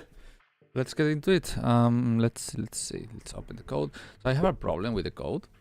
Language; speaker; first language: English; non-native, fluent; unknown